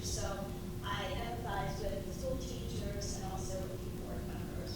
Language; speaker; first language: English; early bilingual, other home language; Italian